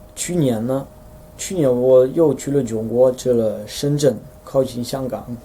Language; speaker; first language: Chinese; non-native, fluent; Dutch